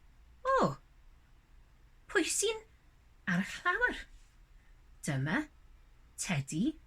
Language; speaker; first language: Welsh; non-native, local second language; English